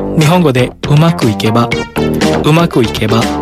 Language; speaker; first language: Japanese; non-native, fluent; Indonesian